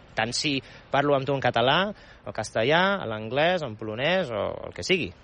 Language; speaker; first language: Catalan; non-native, fluent; Polish